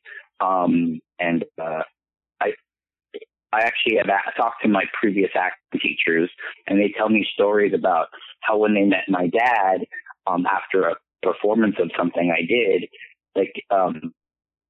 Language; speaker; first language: English; native; English